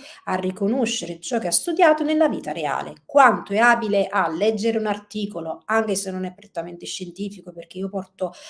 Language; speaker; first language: Italian; native; Italian